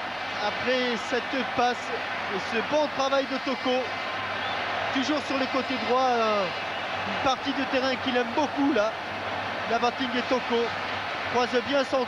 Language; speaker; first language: French; native; French